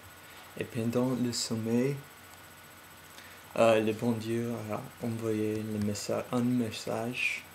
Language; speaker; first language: French; non-native, learner; English